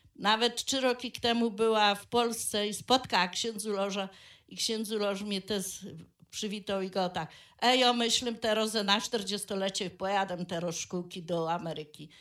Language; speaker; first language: Polish; native; Polish